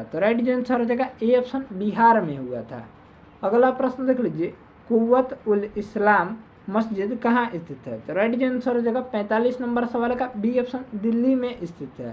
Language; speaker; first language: Hindi; native; Hindi